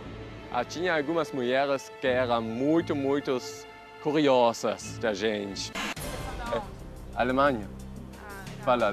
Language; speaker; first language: Portuguese; non-native, learner; German